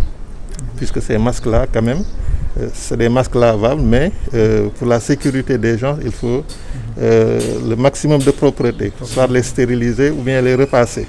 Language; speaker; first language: French; non-native, local second language; Wolof